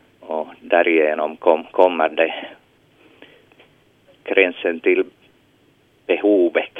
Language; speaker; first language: Swedish; non-native, local second language; Finnish